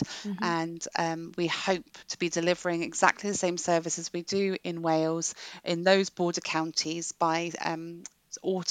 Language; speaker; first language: English; native; English